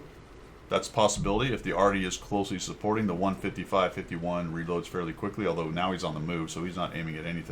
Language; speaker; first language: English; native; English